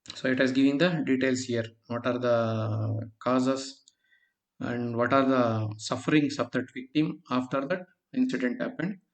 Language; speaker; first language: English; non-native, local second language; Kannada